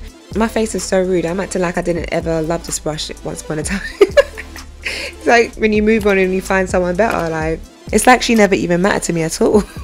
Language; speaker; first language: English; native; English